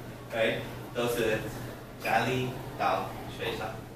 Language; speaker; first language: Chinese; non-native, learner; English